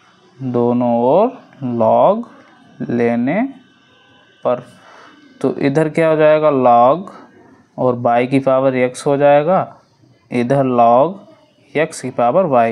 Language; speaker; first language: Hindi; native; Hindi